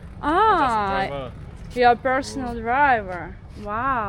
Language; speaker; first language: English; non-native, learner; Ukrainian